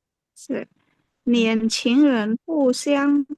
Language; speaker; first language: Chinese; non-native, learner; Khmer